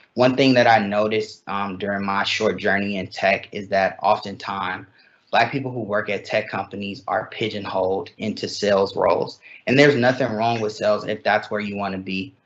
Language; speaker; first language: English; native; English